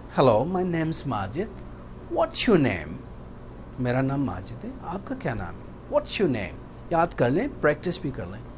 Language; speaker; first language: Urdu; native; Urdu